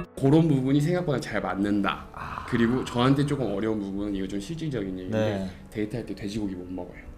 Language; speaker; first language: Korean; native; Korean